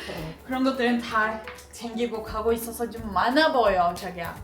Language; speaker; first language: Korean; non-native, fluent; Turkish